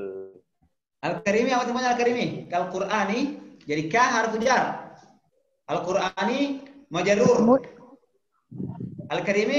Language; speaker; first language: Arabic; non-native, fluent; Indonesian